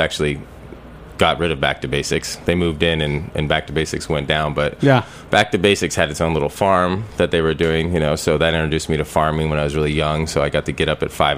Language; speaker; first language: English; native; English